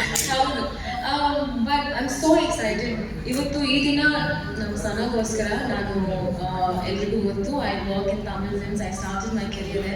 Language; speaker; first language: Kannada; non-native, learner; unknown